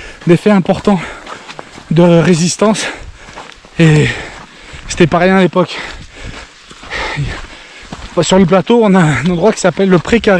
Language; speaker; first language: French; native; French